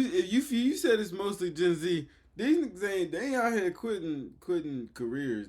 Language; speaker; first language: English; native; English